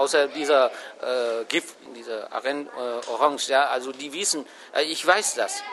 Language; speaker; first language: German; non-native, fluent; Vietnamese